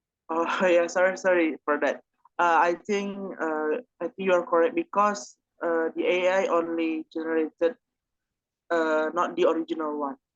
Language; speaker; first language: English; non-native, learner; Indonesian